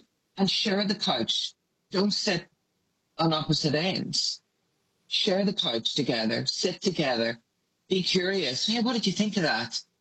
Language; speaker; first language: English; native; English